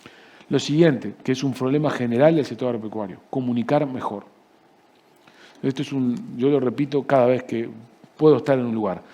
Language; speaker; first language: Spanish; native; Spanish